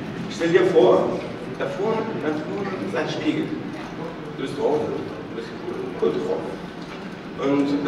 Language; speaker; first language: German; non-native, learner; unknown